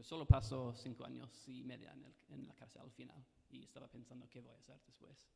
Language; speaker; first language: Spanish; non-native, fluent; English